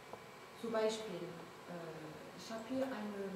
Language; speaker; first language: German; non-native, learner; French